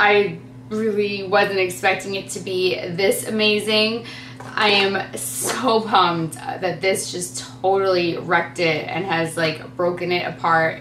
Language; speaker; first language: English; native; English